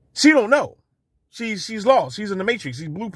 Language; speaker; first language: English; native; English